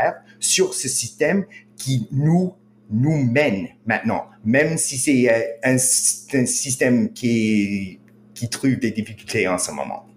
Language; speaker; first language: French; non-native, fluent; English